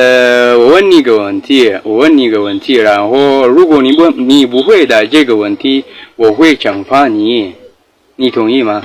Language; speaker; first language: Chinese; non-native, fluent; Amharic